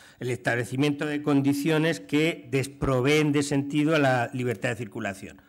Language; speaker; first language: Spanish; native; Spanish